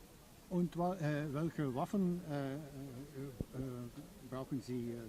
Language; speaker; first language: German; non-native, learner; French